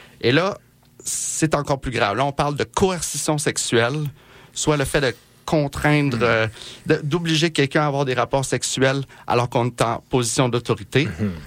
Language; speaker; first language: French; native; French